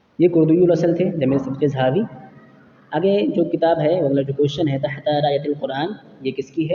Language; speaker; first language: Urdu; native; Urdu